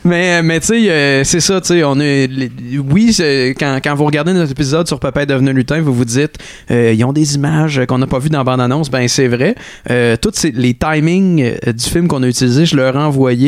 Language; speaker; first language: French; native; French